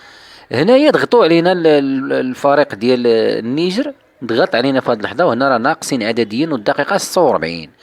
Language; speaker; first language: Arabic; native; Arabic